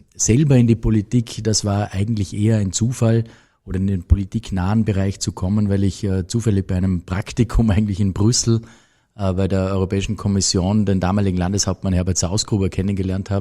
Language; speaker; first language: German; native; German